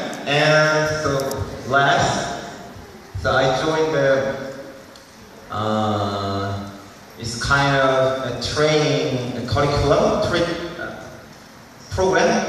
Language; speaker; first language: English; non-native, learner; Korean